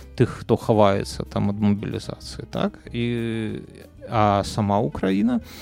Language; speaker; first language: Belarusian; non-native, local second language; Russian